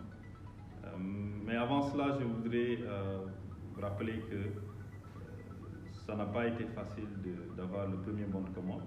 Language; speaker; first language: French; non-native, local second language; Wolof